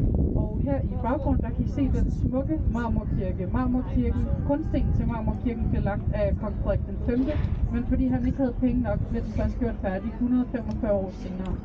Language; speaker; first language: Danish; native; Danish